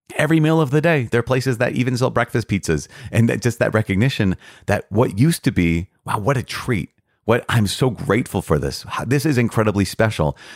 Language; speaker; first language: English; native; English